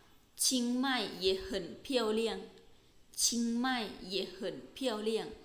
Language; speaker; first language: Chinese; non-native, fluent; Thai